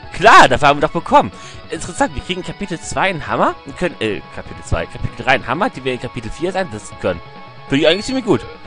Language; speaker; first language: German; native; German